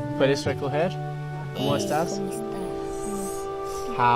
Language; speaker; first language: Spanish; non-native, learner; English